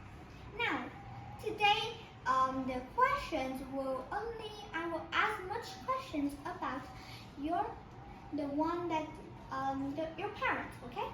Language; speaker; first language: English; non-native, fluent; Vietnamese